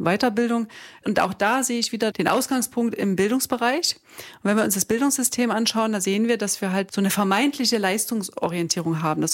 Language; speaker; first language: German; native; German